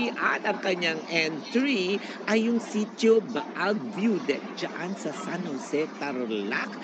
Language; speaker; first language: Filipino; native; Filipino